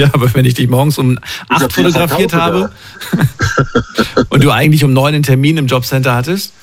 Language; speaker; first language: German; native; German